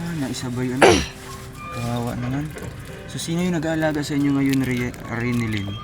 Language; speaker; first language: Filipino; non-native, local second language; Cebuano